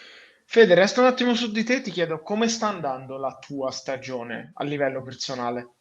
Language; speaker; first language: Italian; native; Italian